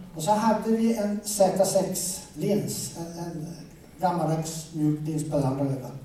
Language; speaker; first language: Swedish; native; Swedish